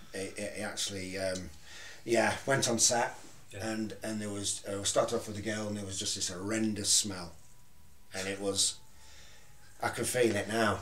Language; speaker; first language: English; native; English